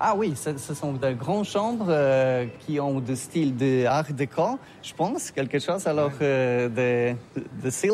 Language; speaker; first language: French; non-native, learner; Polish